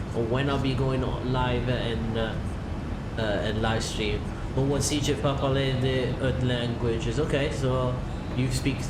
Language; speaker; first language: English; non-native, fluent; Italian